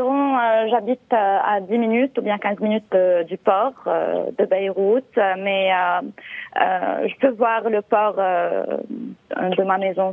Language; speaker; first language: French; non-native, local second language; Arabic